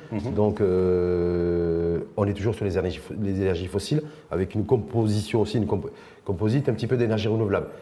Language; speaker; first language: French; non-native, local second language; Arabic